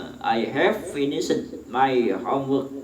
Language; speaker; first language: English; non-native, fluent; Indonesian